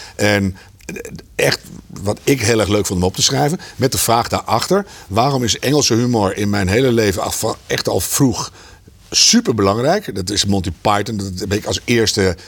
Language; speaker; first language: Dutch; native; Dutch